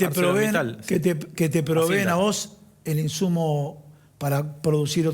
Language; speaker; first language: Spanish; native; Spanish